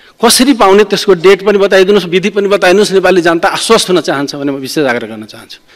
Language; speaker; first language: Nepali; non-native, local second language; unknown